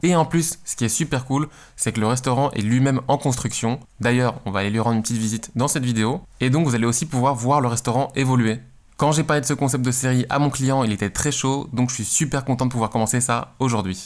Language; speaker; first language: French; native; French